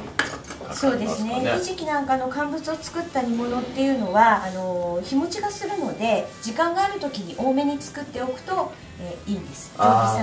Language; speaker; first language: Japanese; native; Japanese